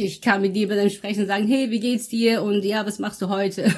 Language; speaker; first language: German; early bilingual, other home language; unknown